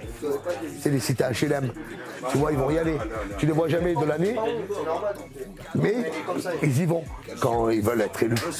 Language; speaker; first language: French; native; French